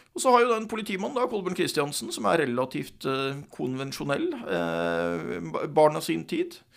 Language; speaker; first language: Norwegian; native; Norwegian